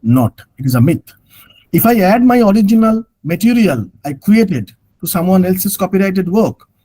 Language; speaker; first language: English; non-native, local second language; Bangla